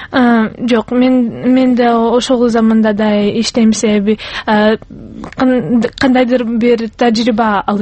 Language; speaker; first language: Kyrgyz; non-native, local second language; Russian